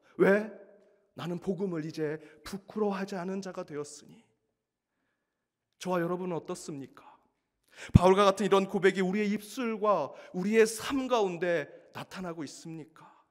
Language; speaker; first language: Korean; native; Korean